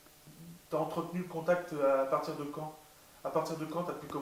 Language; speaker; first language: French; native; French